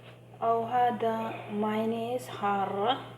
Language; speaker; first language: Arabic; non-native, fluent; Oromo